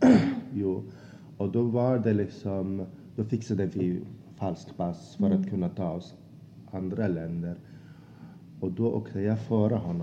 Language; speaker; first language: Swedish; non-native, fluent; Azerbaijani